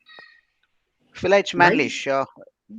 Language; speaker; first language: German; non-native, learner; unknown